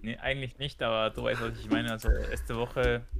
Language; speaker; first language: German; non-native, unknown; Spanish